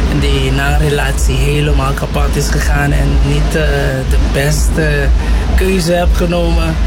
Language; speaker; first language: Dutch; non-native, local second language; Papiamento